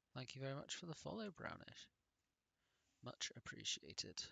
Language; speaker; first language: English; native; English